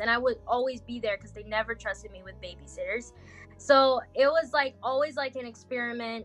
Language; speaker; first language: English; non-native, fluent; Portuguese